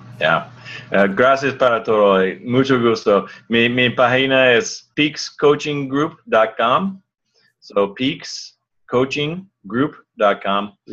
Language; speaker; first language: Spanish; non-native, learner; English